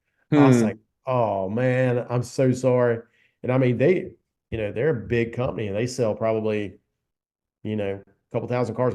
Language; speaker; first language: English; native; English